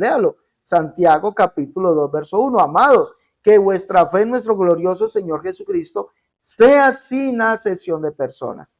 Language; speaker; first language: Spanish; native; Spanish